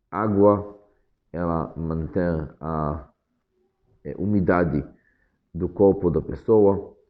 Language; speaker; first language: Portuguese; non-native, fluent; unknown